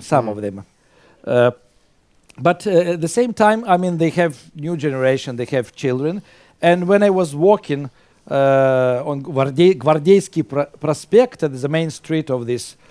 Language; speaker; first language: English; non-native, fluent; Russian